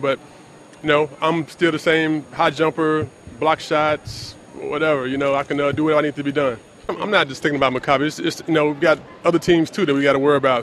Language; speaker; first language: English; native; English